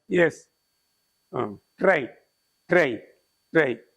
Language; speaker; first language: English; non-native, local second language; Tamil